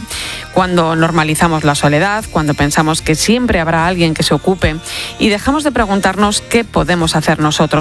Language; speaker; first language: Spanish; native; Spanish